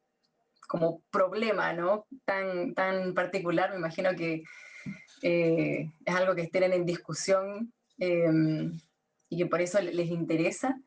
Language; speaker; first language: Spanish; native; Spanish